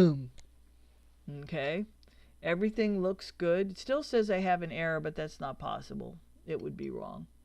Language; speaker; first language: English; native; English